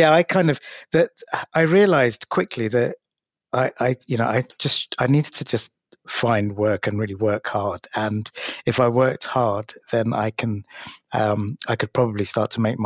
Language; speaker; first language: English; native; English